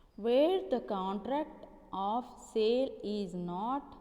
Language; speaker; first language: English; non-native, local second language; Telugu